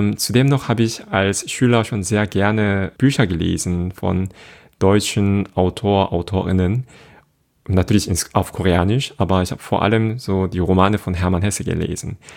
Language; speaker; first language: German; non-native, fluent; Korean